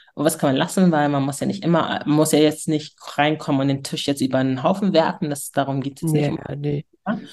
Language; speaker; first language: German; native; German